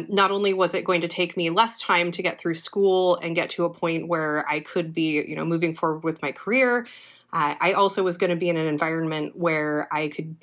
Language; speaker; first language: English; native; English